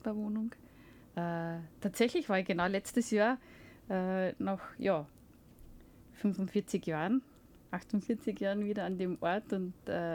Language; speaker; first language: German; native; German